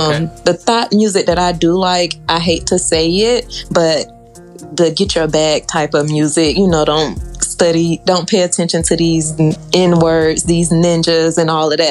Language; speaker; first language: English; native; English